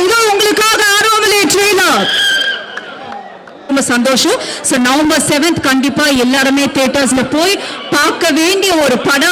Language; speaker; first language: Tamil; native; Tamil